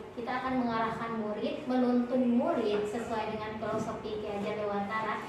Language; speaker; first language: Indonesian; native; Indonesian